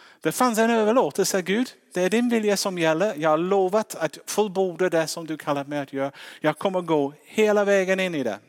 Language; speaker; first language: Swedish; non-native, fluent; English